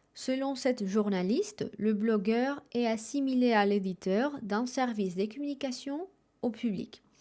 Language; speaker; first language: French; non-native, fluent; Spanish